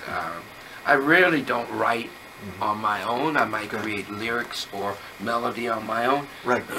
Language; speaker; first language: English; native; English